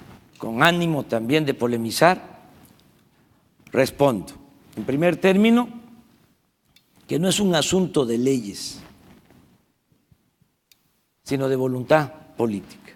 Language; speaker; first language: Spanish; native; Spanish